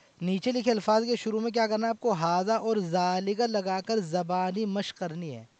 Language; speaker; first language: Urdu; native; Urdu